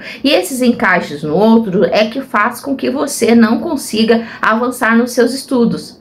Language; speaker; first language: Portuguese; native; Portuguese